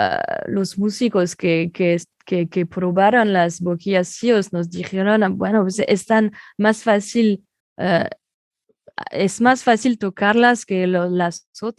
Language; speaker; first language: Spanish; non-native, fluent; French